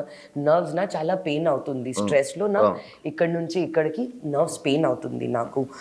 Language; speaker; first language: Telugu; non-native, local second language; Hindi